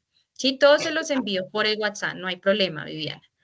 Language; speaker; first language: Spanish; native; Spanish